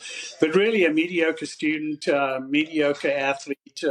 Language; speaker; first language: English; native; English